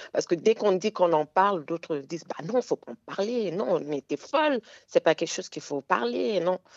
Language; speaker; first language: French; non-native, local second language; Wolof